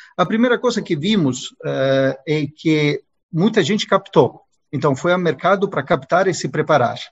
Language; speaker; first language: Portuguese; non-native, fluent; Italian